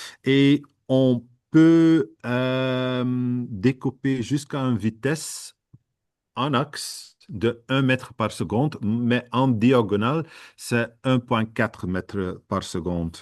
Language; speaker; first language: French; non-native, fluent; Dutch